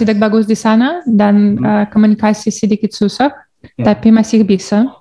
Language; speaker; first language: Indonesian; non-native, learner; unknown